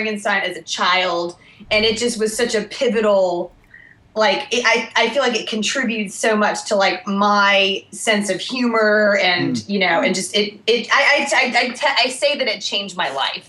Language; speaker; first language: English; native; English